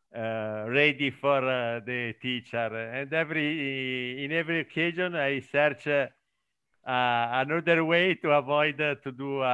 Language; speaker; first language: English; non-native, learner; Italian